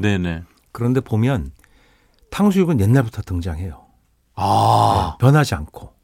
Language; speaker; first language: Korean; native; Korean